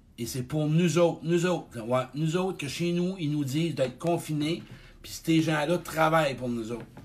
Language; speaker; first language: French; native; French